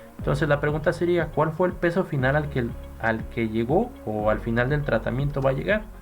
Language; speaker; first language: Spanish; native; Spanish